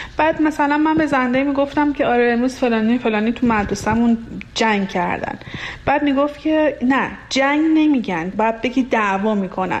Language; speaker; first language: Persian; non-native, local second language; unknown